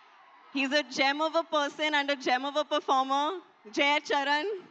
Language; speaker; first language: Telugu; non-native, learner; Hindi